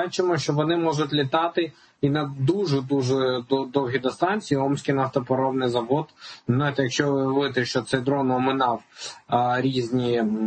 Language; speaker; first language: Ukrainian; native; Ukrainian